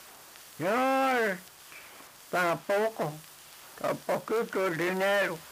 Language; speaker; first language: Spanish; non-native, local second language; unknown